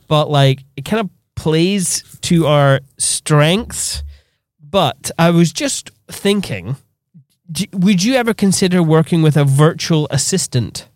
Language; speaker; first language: English; native; English